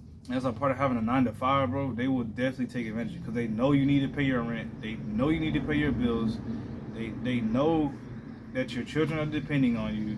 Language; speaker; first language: English; native; English